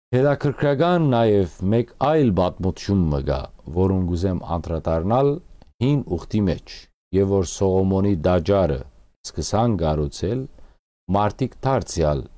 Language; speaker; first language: Armenian; early bilingual, heritage; Armenian